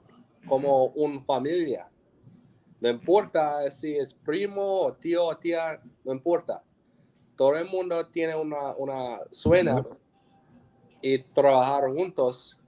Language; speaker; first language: Spanish; non-native, learner; Jamaican Creole English